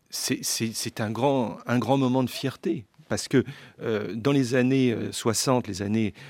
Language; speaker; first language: French; native; French